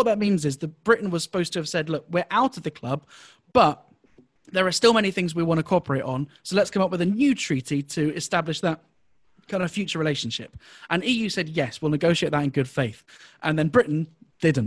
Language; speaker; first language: English; native; English